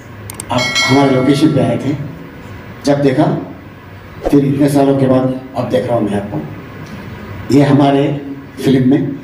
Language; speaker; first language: Hindi; non-native, local second language; Telugu